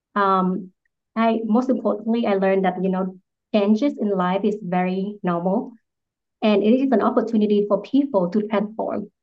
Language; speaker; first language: English; non-native, fluent; Vietnamese